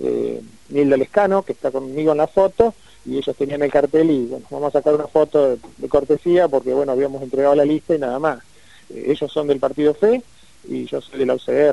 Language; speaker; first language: Spanish; native; Spanish